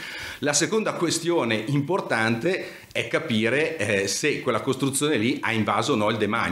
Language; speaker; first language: Italian; native; Italian